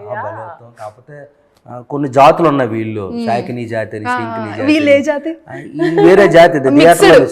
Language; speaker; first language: Telugu; native; Telugu